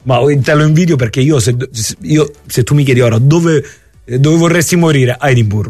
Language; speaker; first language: Italian; native; Italian